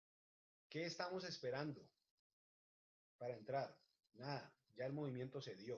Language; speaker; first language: Spanish; native; Spanish